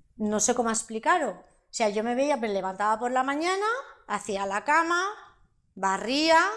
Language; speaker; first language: Spanish; non-native, local second language; Catalan